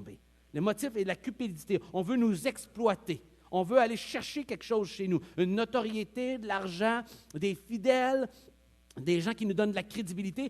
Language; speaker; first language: French; native; French